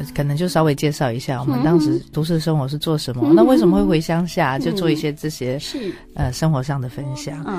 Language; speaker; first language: Chinese; non-native, local second language; Amis